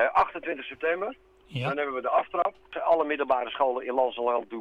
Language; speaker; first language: Dutch; native; Dutch